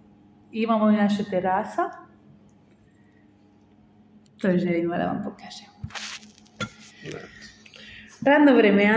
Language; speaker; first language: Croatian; non-native, learner; Spanish